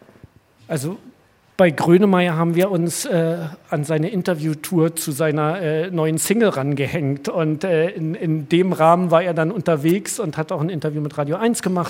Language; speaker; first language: German; native; German